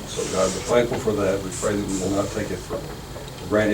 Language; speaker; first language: English; native; English